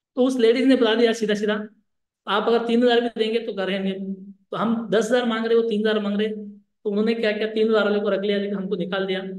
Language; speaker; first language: Hindi; non-native, local second language; Lambadi